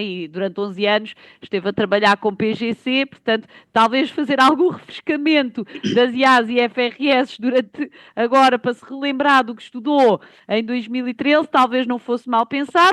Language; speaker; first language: Portuguese; native; Portuguese